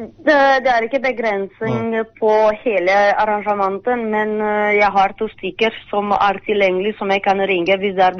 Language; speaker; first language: Norwegian; non-native, fluent; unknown